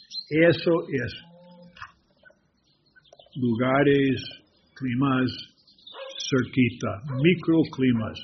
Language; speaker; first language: Spanish; non-native, learner; English